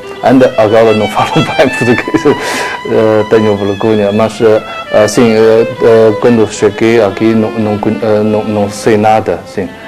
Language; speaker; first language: Portuguese; non-native, learner; Chinese